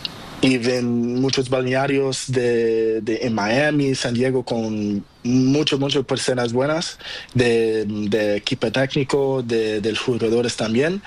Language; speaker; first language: Spanish; non-native, learner; Portuguese